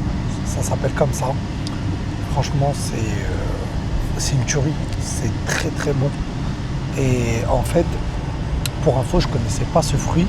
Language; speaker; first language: French; native; French